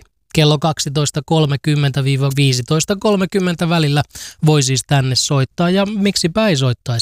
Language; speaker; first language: Finnish; native; Finnish